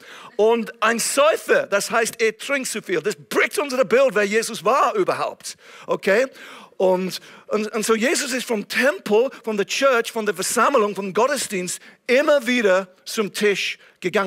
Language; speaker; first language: German; non-native, fluent; English